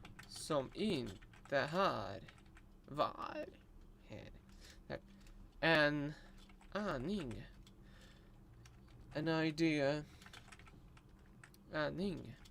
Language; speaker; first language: Swedish; non-native, learner; Russian